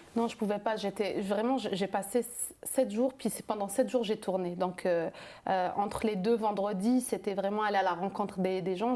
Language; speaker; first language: French; non-native, local second language; Arabic